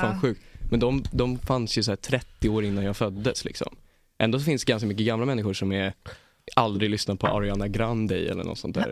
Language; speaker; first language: Swedish; native; Swedish